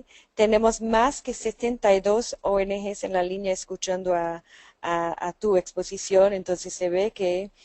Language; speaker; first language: Spanish; non-native, fluent; English